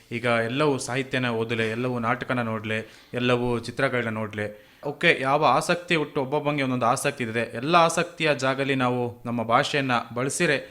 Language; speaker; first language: Kannada; native; Kannada